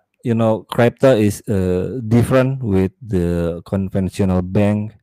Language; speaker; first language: English; non-native, learner; Indonesian